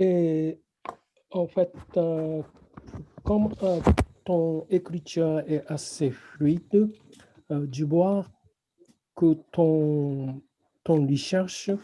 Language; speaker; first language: French; non-native, fluent; Japanese